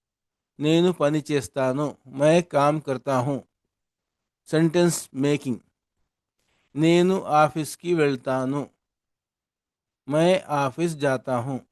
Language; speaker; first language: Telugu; non-native, local second language; Urdu